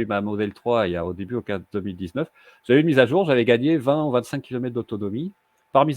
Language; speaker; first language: French; native; French